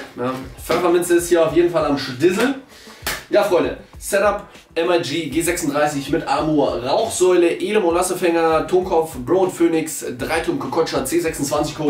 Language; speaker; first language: German; native; German